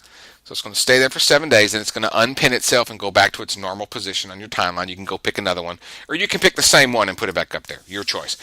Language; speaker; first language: English; native; English